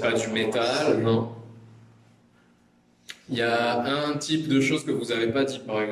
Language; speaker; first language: French; native; French